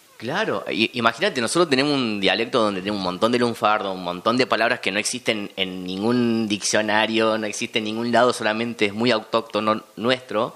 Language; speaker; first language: Spanish; native; Spanish